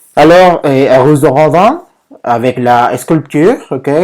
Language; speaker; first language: French; non-native, learner; Spanish